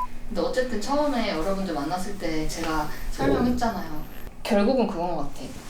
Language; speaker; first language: Korean; native; Korean